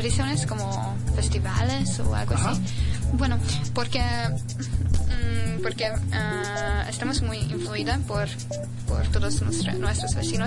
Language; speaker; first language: Spanish; non-native, learner; Hungarian